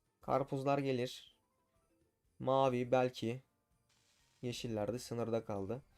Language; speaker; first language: Turkish; native; Turkish